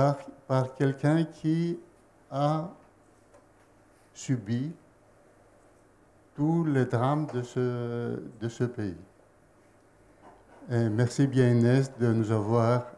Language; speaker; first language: French; non-native, fluent; Greek